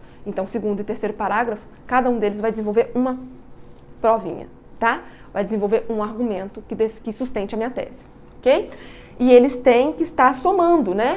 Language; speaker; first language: Portuguese; native; Portuguese